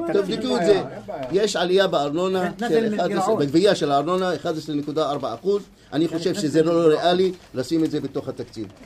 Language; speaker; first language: Hebrew; non-native, local second language; Arabic